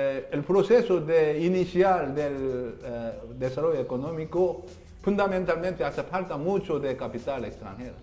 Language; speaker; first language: Spanish; non-native, learner; Korean